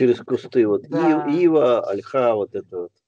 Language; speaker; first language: Russian; native; Russian